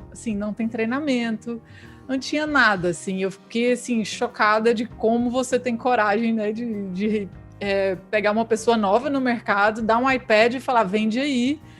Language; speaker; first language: Portuguese; native; Portuguese